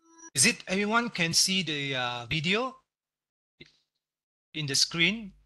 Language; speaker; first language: English; non-native, local second language; Malay